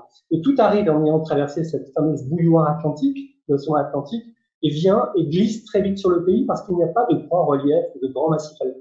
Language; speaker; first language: French; native; French